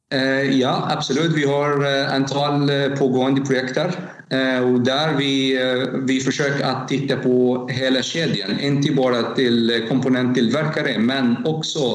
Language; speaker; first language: Swedish; non-native, fluent; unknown